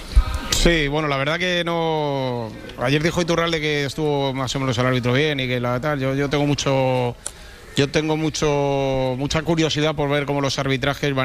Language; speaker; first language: Spanish; native; Spanish